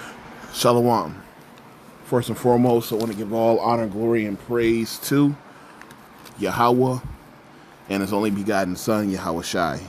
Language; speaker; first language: English; native; English